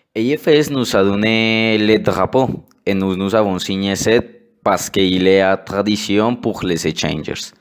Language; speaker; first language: French; non-native, learner; Spanish